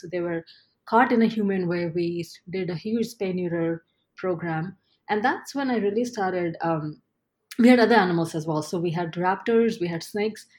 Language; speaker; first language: English; non-native, local second language; Gujarati